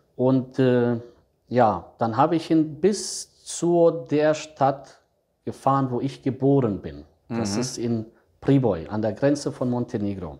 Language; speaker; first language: German; early bilingual, other home language; Serbian